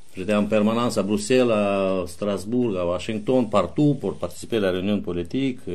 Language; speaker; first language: French; non-native, fluent; Romanian